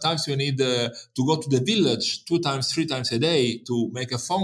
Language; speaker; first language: English; non-native, fluent; Italian